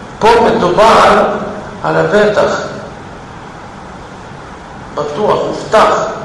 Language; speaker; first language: Hebrew; non-native, fluent; Russian